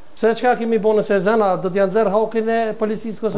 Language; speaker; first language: Albanian; native; Albanian